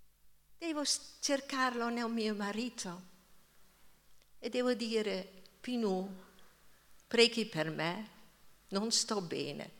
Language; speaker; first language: Italian; non-native, fluent; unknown